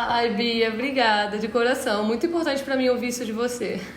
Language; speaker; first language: Portuguese; native; Portuguese